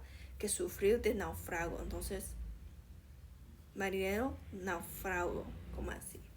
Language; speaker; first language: Spanish; non-native, fluent; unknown